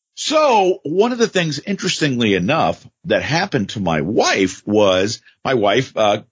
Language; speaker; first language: English; native; English